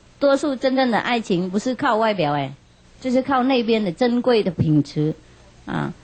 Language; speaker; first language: Chinese; non-native, fluent; Vietnamese